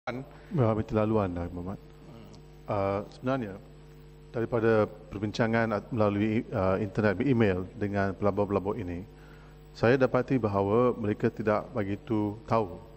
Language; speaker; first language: Malay; non-native, local second language; Tamil